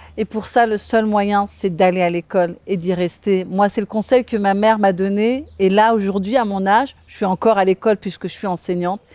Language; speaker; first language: French; native; French